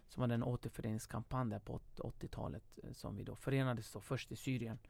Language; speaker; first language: Swedish; early bilingual, other home language; Kurdish